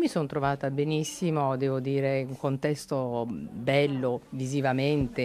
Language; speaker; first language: Italian; native; Italian